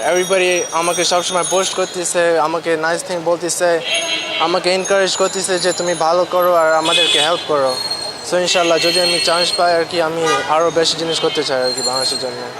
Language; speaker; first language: Bangla; early bilingual, heritage; Bangla